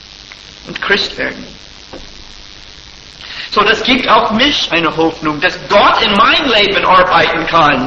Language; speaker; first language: German; non-native, fluent; English